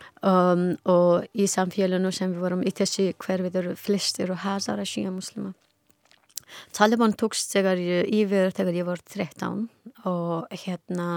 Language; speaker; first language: Icelandic; non-native, learner; Persian